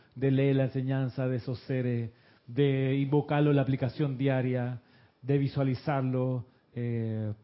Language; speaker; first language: Spanish; early bilingual, other home language; Russian